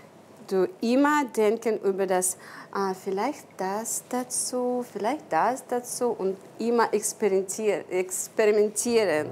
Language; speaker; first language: German; non-native, learner; Ukrainian